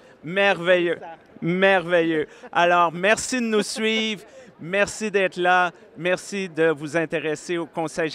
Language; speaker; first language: French; native; French